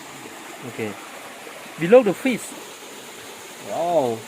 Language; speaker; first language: English; non-native, local second language; Khmer